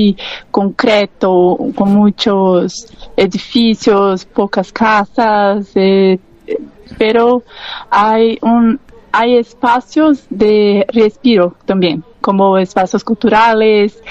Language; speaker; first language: Spanish; non-native, learner; Portuguese